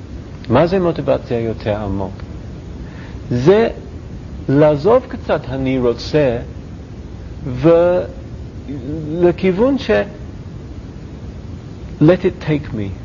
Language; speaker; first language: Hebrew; non-native, learner; English